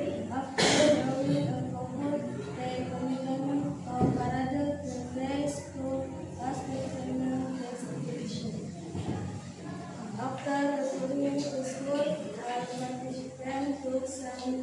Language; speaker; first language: English; non-native, learner; Indonesian